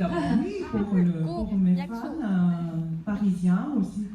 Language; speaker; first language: French; non-native, fluent; Korean